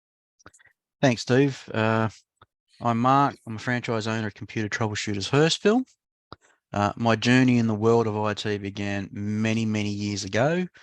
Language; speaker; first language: English; native; English